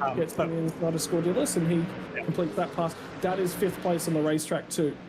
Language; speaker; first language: English; native; English